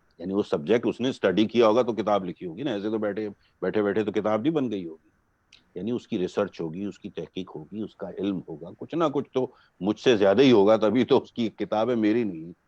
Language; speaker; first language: Urdu; non-native, local second language; Gujarati